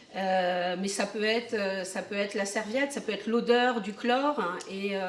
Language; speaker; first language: French; native; French